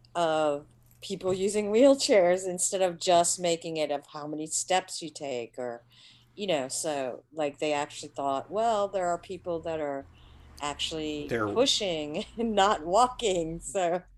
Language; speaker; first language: English; early bilingual, other home language; Hindi